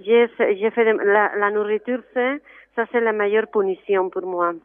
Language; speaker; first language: French; non-native, fluent; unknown